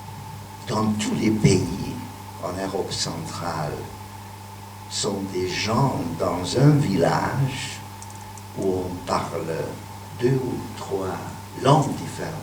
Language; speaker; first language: French; non-native, fluent; Hungarian